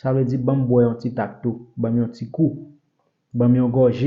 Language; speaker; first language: French; non-native, learner; Haitian Creole